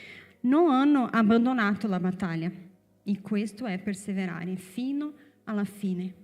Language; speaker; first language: Italian; non-native, fluent; Portuguese